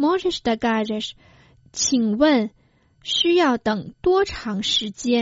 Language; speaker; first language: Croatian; non-native, fluent; Chinese